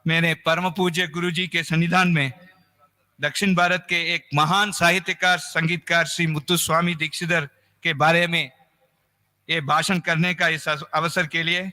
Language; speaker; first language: Hindi; non-native, local second language; Tamil